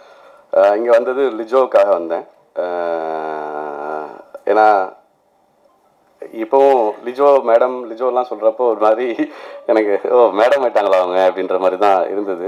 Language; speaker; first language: Tamil; native; Tamil